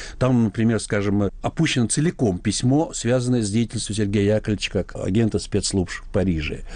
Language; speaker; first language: Russian; native; Russian